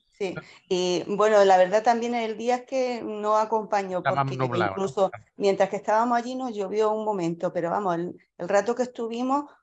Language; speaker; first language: Spanish; native; Spanish